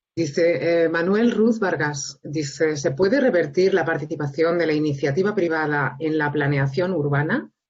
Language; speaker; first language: Spanish; native; Spanish